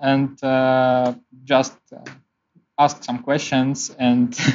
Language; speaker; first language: English; non-native, learner; Russian